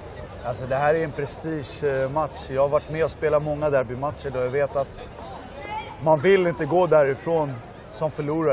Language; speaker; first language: Swedish; native; Swedish